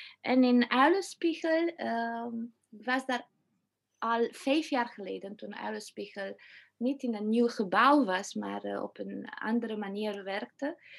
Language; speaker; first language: Dutch; non-native, fluent; Romanian